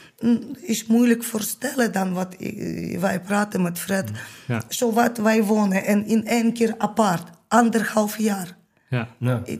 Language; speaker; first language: Dutch; non-native, learner; Ukrainian